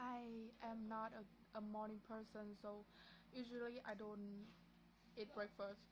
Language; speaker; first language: English; non-native, learner; Vietnamese